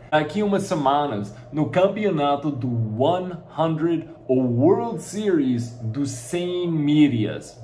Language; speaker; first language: Portuguese; non-native, fluent; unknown